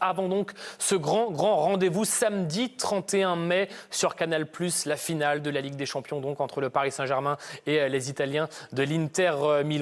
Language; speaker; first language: French; native; French